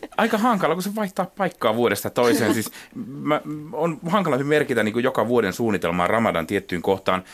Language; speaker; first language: Finnish; native; Finnish